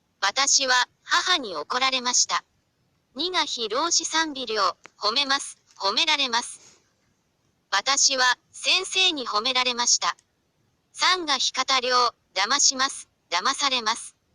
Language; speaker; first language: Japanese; non-native, fluent; Chinese